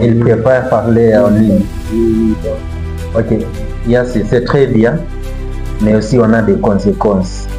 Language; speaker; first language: French; non-native, learner; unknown